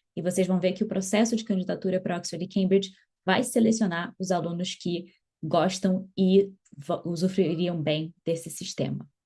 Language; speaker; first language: Portuguese; native; Portuguese